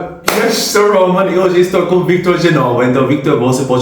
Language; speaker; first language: Portuguese; non-native, fluent; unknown